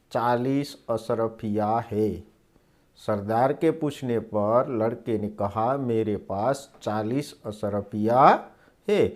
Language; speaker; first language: Hindi; non-native, local second language; Gujarati